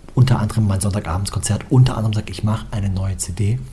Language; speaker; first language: German; native; German